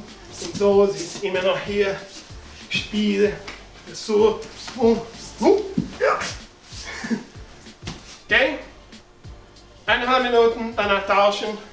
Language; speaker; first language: German; non-native, learner; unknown